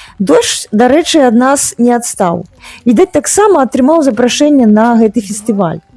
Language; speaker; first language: Belarusian; native; Belarusian